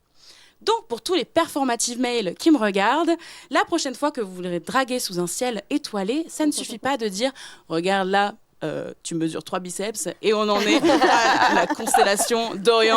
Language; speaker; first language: French; native; French